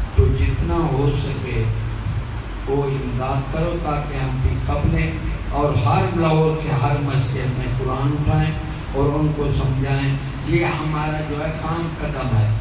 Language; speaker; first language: Urdu; native; Urdu